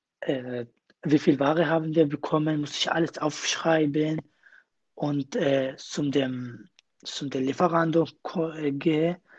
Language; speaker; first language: German; non-native, learner; Kurdish